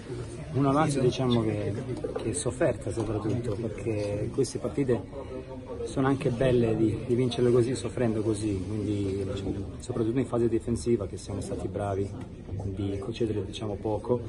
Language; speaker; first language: Italian; non-native, fluent; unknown